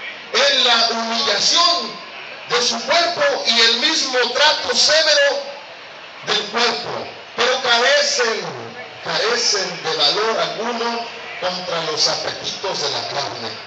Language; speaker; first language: Spanish; native; Spanish